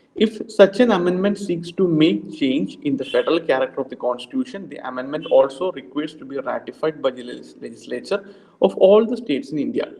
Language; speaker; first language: English; non-native, local second language; Malayalam